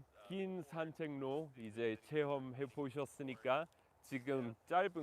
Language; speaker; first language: Korean; non-native, fluent; English